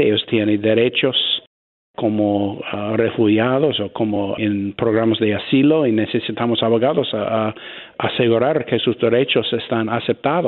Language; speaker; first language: Spanish; non-native, fluent; English